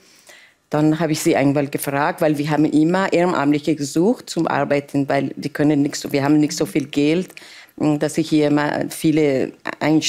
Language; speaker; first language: German; non-native, learner; Persian